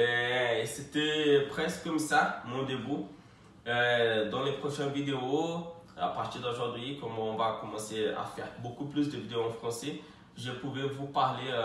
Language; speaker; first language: French; non-native, fluent; Portuguese